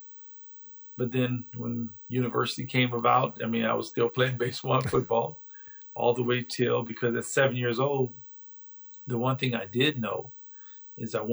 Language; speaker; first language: English; native; English